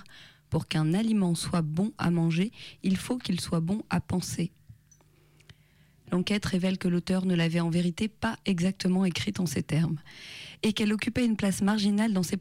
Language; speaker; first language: French; native; French